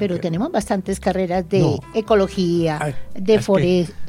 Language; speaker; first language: Spanish; native; Spanish